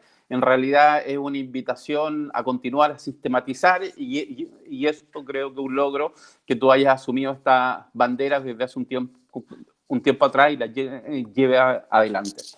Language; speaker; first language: Spanish; native; Spanish